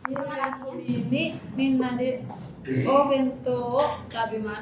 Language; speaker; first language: Japanese; non-native, learner; Indonesian